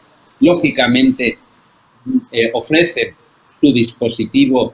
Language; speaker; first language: Spanish; native; Spanish